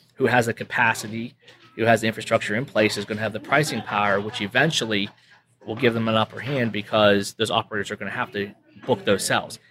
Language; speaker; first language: English; native; English